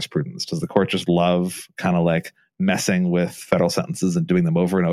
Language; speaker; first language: English; native; English